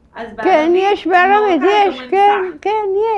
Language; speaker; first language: Hebrew; early bilingual, other home language; Arabic